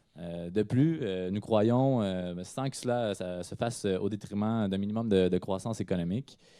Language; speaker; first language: French; native; French